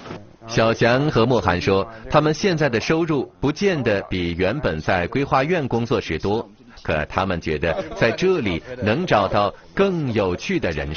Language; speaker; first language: Chinese; native; Chinese